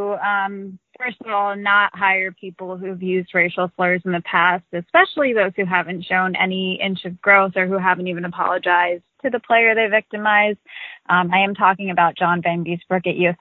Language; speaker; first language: English; native; English